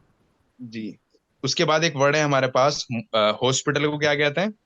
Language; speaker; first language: Hindi; native; Hindi